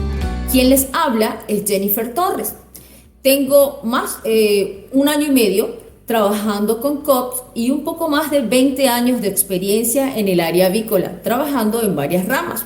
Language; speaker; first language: Spanish; native; Spanish